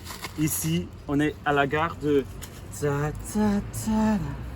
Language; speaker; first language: French; non-native, fluent; English